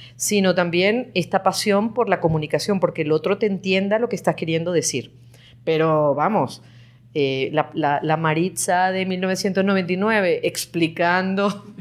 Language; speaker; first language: Spanish; native; Spanish